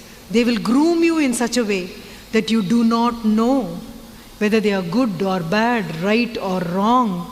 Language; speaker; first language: English; non-native, local second language; Tamil